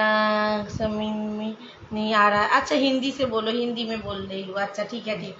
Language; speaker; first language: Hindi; non-native, local second language; Bangla